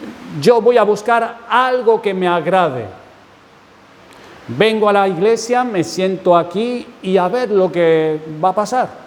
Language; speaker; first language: Spanish; native; Spanish